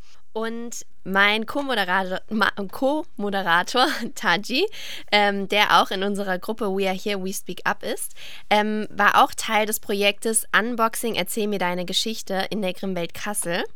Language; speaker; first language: German; native; German